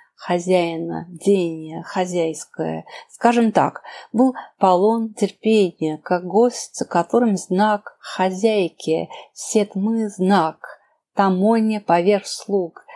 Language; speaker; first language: Russian; non-native, fluent; English